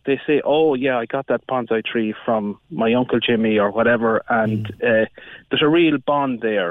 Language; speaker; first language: English; native; English